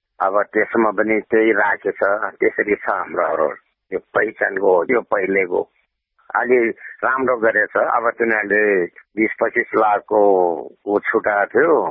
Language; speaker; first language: Nepali; non-native, local second language; Gurung